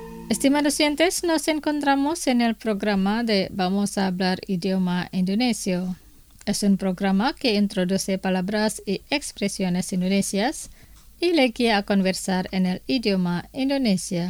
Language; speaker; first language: Spanish; non-native, fluent; Indonesian